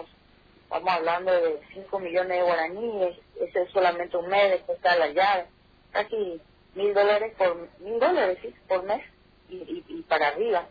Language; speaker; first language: Spanish; native; Spanish